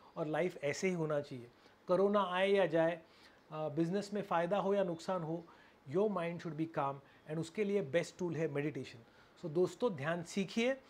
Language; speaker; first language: Hindi; non-native, local second language; Marathi